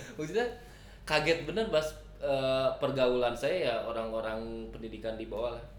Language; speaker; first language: Indonesian; native; Indonesian